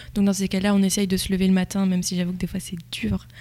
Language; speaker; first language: French; native; French